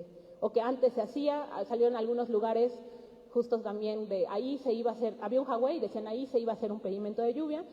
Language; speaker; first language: Spanish; native; Spanish